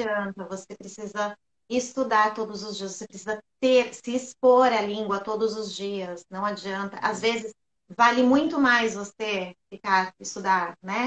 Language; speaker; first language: Portuguese; native; Portuguese